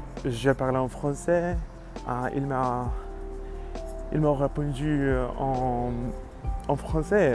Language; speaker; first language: French; non-native, learner; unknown